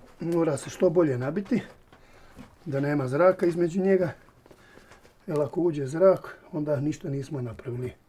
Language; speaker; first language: Bosnian; native; Bosnian